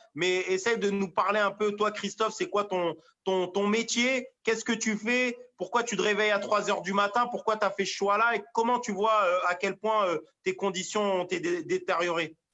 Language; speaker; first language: French; native; French